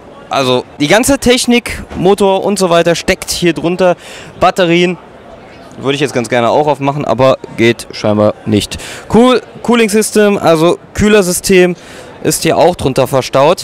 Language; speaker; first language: German; native; German